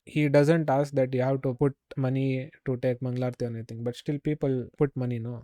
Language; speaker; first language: English; non-native, local second language; Kannada